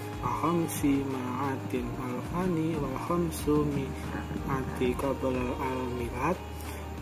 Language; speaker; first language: Arabic; non-native, learner; Indonesian